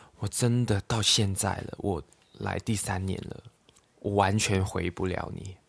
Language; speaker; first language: Chinese; non-native, local second language; Cantonese